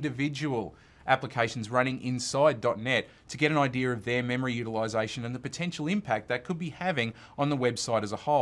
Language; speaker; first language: English; native; English